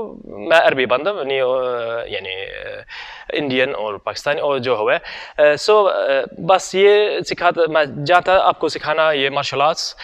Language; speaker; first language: Hindi; non-native, learner; Arabic